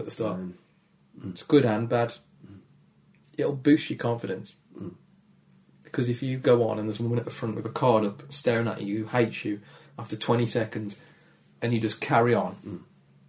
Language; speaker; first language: English; native; English